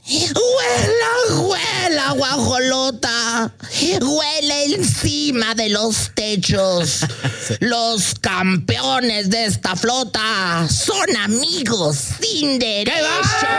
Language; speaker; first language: Spanish; native; Spanish